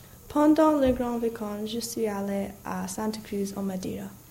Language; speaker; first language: French; non-native, learner; English